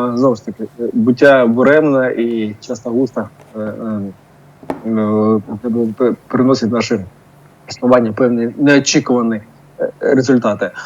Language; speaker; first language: Ukrainian; non-native, local second language; Russian